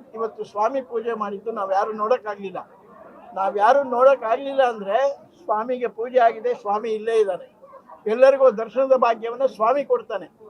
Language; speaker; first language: Kannada; native; Kannada